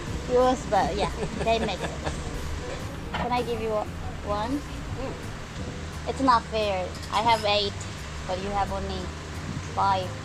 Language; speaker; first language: English; non-native, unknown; Korean